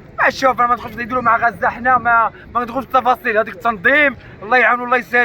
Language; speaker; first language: Arabic; native; Arabic